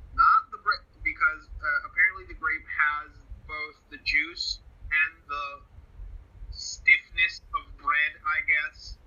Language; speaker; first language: English; non-native, fluent; Spanish